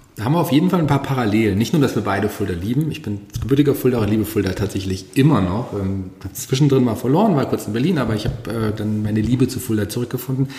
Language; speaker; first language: German; native; German